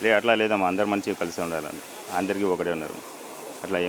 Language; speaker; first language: Telugu; non-native, local second language; Urdu